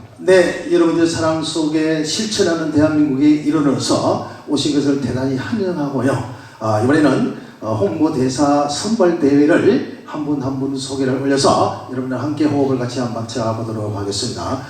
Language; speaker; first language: Korean; native; Korean